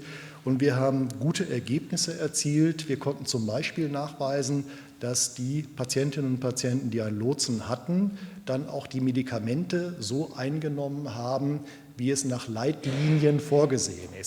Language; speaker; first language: German; native; German